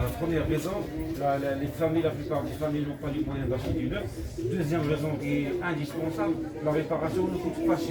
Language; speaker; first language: French; non-native, local second language; Arabic